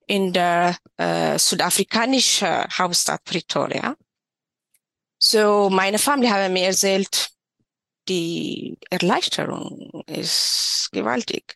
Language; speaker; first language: German; non-native, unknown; Tigrinya